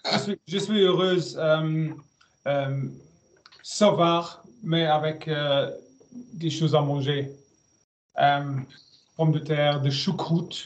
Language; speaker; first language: French; non-native, learner; German